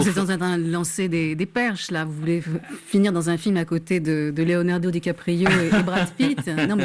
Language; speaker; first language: French; native; French